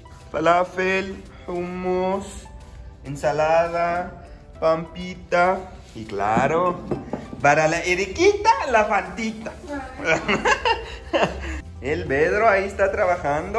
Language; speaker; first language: Spanish; non-native, fluent; Arabic